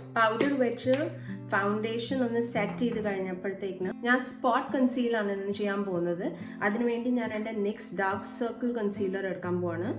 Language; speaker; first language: Malayalam; early bilingual, heritage; Malayalam